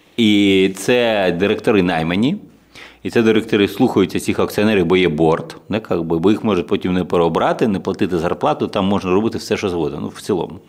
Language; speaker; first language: Ukrainian; non-native, local second language; Russian